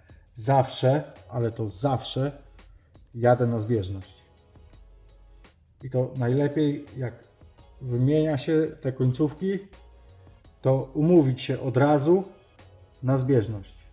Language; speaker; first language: Polish; native; Polish